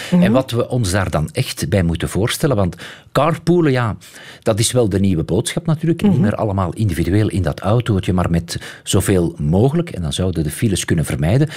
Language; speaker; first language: Dutch; native; Dutch